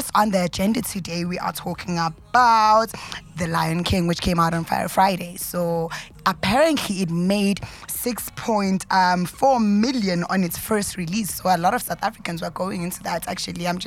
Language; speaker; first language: English; non-native, local second language; Zulu